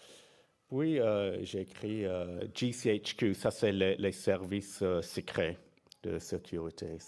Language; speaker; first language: French; non-native, fluent; English